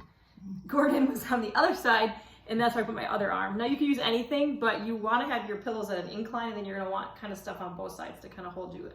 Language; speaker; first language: English; native; English